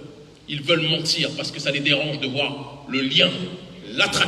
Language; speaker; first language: French; native; French